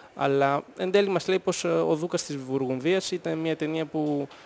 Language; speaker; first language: Greek; native; Greek